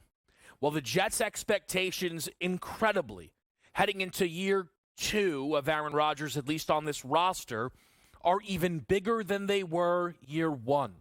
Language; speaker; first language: English; native; English